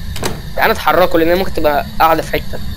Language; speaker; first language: Arabic; native; Arabic